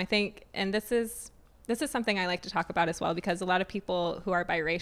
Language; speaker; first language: English; native; English